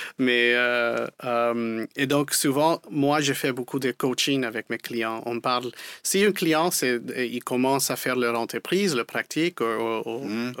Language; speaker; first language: French; non-native, fluent; Spanish